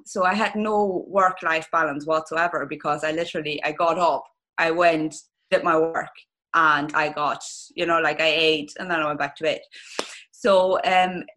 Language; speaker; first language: English; non-native, fluent; German